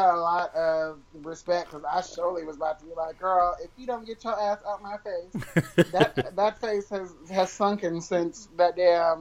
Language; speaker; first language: English; native; English